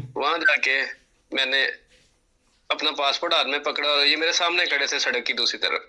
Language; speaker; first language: Urdu; non-native, local second language; Punjabi